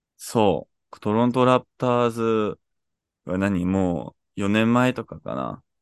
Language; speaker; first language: Japanese; non-native, fluent; English